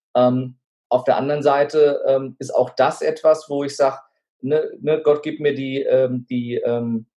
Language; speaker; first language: German; native; German